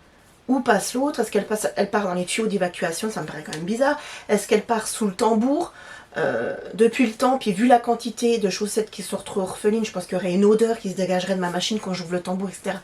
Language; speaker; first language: French; native; French